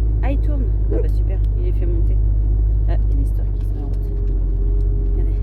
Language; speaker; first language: French; native; French